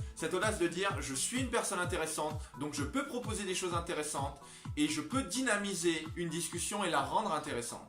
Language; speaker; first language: French; native; French